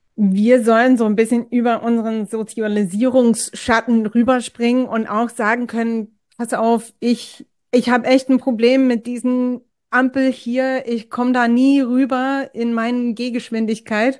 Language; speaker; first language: German; non-native, fluent; English